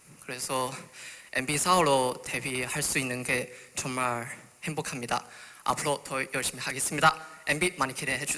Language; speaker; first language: Korean; non-native, learner; Chinese